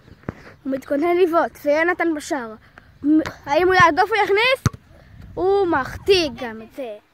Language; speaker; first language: Hebrew; native; Hebrew